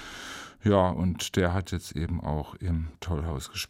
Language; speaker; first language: German; native; German